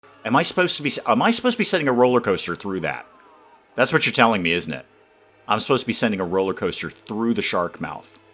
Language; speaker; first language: English; native; English